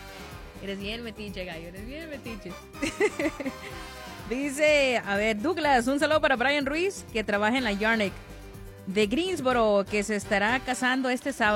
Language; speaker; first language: Spanish; native; Spanish